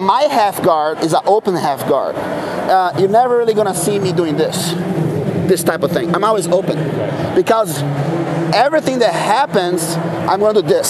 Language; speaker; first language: English; non-native, fluent; Portuguese